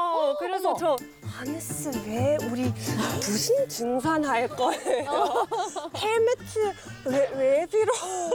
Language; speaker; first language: Korean; non-native, fluent; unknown